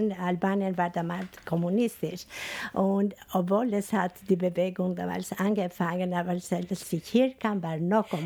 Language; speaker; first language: German; non-native, fluent; Albanian